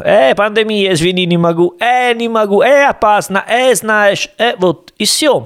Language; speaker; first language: Russian; non-native, learner; Italian